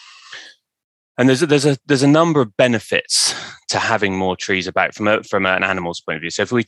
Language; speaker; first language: English; native; English